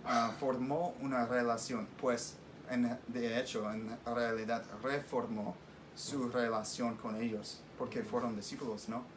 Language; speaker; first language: Spanish; non-native, fluent; English